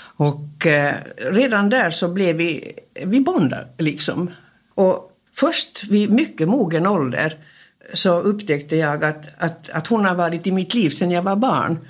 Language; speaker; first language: Swedish; native; Swedish